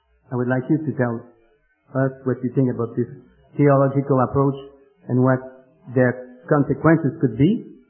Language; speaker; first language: English; non-native, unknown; French